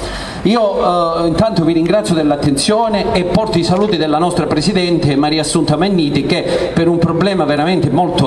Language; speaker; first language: Italian; native; Italian